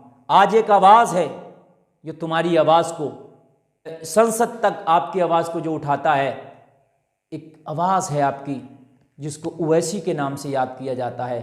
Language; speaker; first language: Urdu; native; Urdu